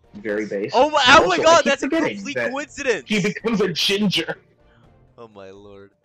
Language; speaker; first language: English; native; English